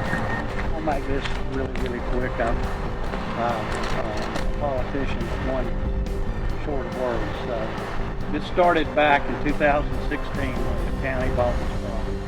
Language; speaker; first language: English; native; English